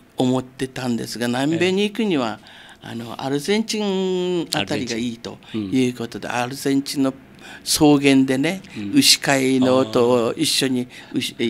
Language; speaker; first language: Japanese; native; Japanese